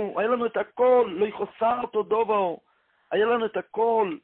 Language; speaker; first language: Hebrew; non-native, local second language; Yiddish